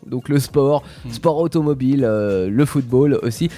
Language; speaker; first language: French; native; French